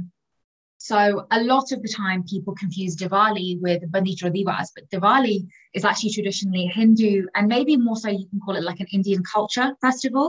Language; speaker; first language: English; native; English